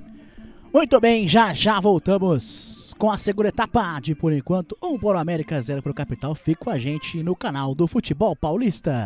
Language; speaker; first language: Portuguese; native; Portuguese